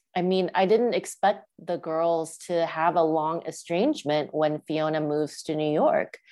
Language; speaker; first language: English; early bilingual, other home language; Chinese